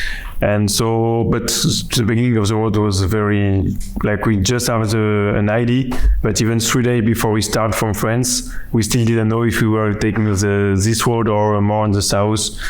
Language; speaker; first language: English; non-native, fluent; French